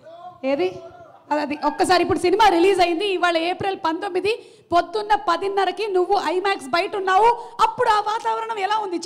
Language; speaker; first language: Telugu; native; Telugu